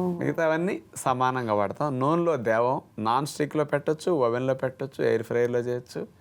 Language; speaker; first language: Telugu; native; Telugu